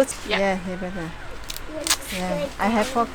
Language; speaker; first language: English; non-native, learner; Vietnamese